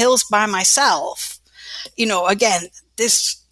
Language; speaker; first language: English; native; English